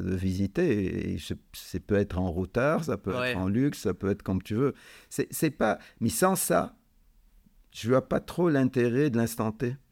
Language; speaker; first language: French; non-native, local second language; Arabic